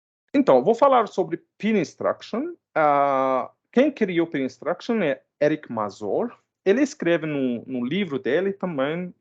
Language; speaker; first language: Portuguese; non-native, fluent; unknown